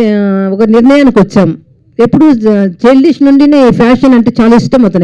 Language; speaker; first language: Telugu; native; Telugu